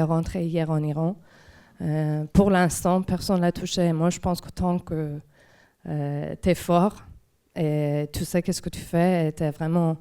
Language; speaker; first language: French; non-native, fluent; Persian